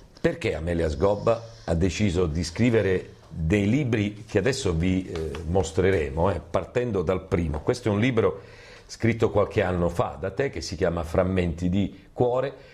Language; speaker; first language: Italian; native; Italian